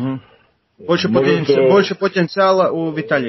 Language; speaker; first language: Russian; non-native, fluent; Latvian